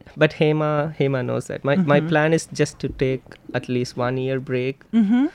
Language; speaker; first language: English; non-native, local second language; Tamil